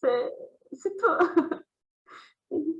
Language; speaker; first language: French; non-native, learner; Azerbaijani